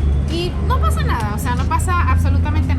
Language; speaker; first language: Spanish; native; Spanish